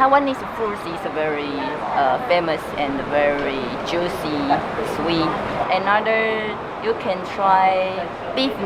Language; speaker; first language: English; non-native, learner; Chinese